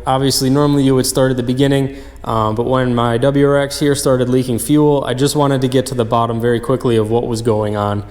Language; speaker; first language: English; native; English